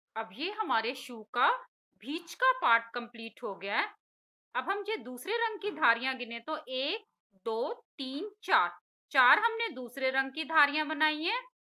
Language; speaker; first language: Hindi; native; Hindi